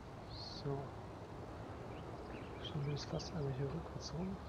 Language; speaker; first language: German; native; German